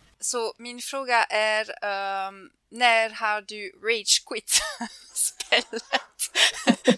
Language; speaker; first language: Swedish; non-native, fluent; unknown